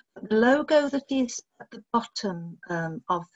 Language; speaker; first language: English; native; English